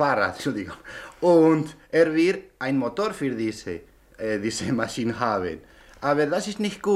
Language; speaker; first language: German; non-native, learner; Spanish